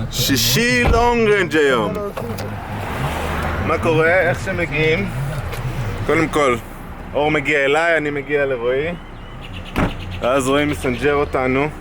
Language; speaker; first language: Hebrew; native; Hebrew